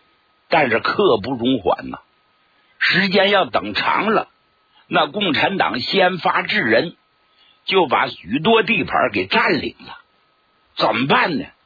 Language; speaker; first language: Chinese; native; Chinese